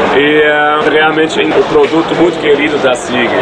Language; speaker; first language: Portuguese; non-native, fluent; German